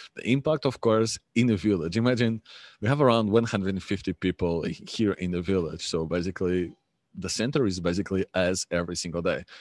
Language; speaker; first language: English; non-native, fluent; Portuguese